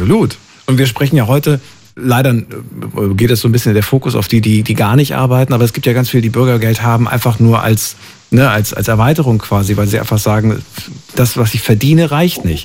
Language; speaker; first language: German; native; German